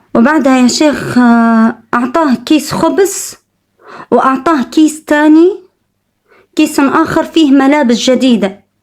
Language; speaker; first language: Arabic; native; Arabic